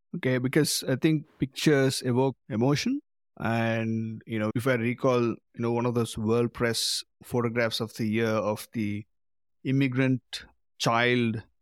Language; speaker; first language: English; non-native, local second language; Tamil